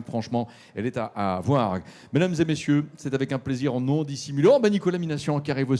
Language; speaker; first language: French; native; French